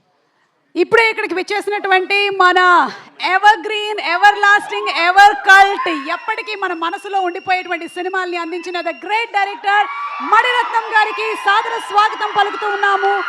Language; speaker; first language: Telugu; native; Telugu